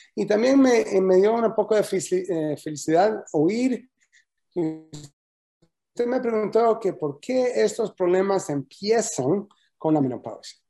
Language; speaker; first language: Spanish; early bilingual, heritage; Spanish